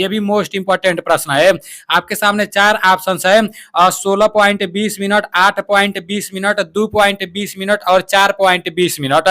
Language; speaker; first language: Hindi; native; Hindi